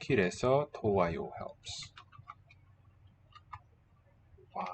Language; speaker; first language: Korean; non-native, learner; English